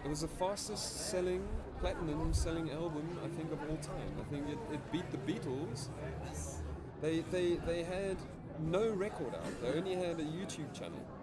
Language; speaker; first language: English; native; English